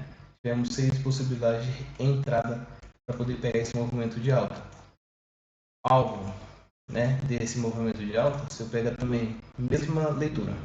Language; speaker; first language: Portuguese; native; Portuguese